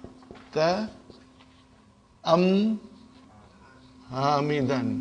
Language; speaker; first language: Arabic; non-native, fluent; English